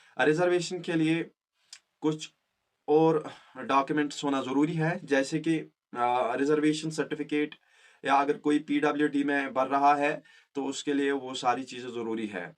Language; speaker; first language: Hindi; non-native, local second language; Kashmiri